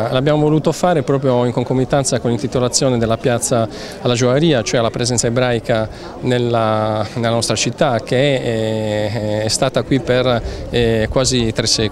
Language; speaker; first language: Italian; native; Italian